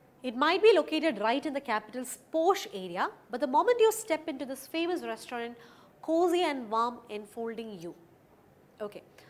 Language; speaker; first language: English; non-native, local second language; Malayalam